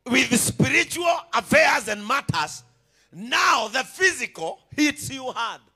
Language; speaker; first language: English; non-native, local second language; Swahili